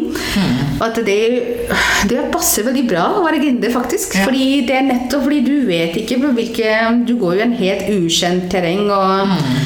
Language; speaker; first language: Norwegian; non-native, fluent; Hindi